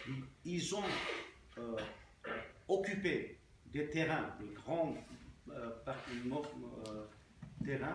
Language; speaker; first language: French; non-native, fluent; Armenian